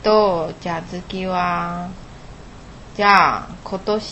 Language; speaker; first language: Japanese; non-native, learner; Chinese